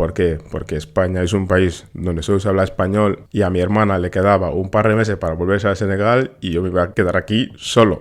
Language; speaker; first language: Spanish; non-native, fluent; Wolof